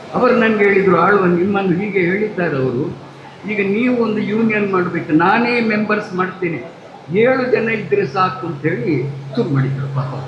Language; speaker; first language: Kannada; non-native, local second language; Tulu